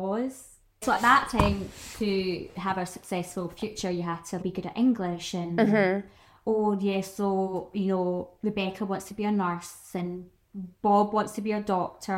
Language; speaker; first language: English; native; English